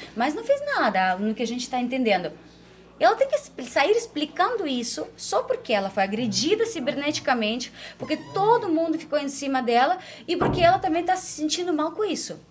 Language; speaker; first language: Portuguese; non-native, fluent; Ukrainian